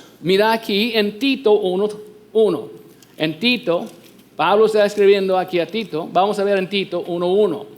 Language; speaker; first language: Spanish; non-native, fluent; English